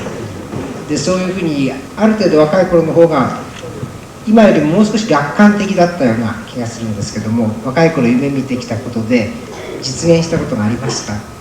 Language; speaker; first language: Japanese; native; Japanese